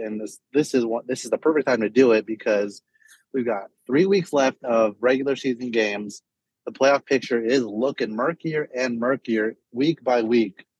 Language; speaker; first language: English; native; English